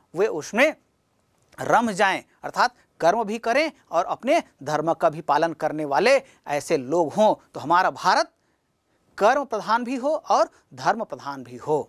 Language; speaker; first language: Hindi; native; Hindi